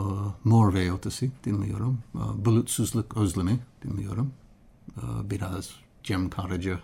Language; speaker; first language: Turkish; non-native, learner; English